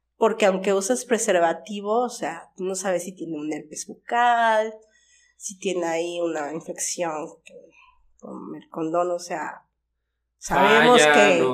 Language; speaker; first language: Spanish; native; Spanish